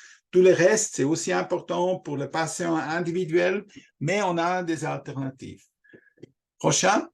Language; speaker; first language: French; non-native, local second language; German